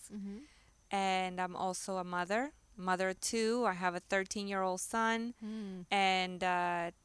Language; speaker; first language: English; early bilingual, other home language; Spanish